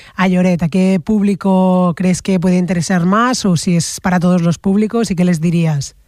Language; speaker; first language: Spanish; non-native, local second language; Catalan